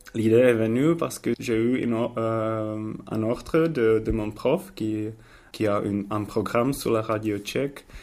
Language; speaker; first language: French; non-native, learner; Czech